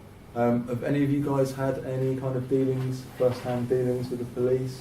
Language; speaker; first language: English; native; English